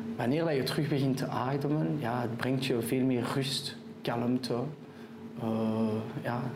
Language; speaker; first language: Dutch; non-native, local second language; French